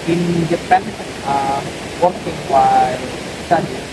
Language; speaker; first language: English; non-native, learner; Indonesian